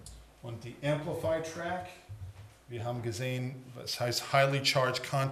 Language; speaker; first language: German; early bilingual, heritage; English